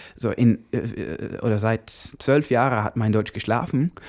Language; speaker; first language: German; non-native, learner; Norwegian